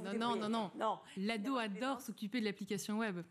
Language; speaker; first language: French; native; French